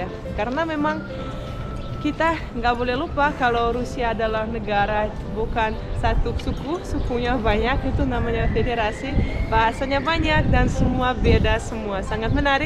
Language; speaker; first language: Indonesian; non-native, fluent; Russian